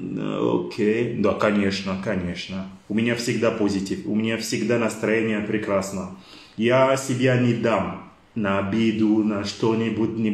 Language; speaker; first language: Russian; non-native, learner; French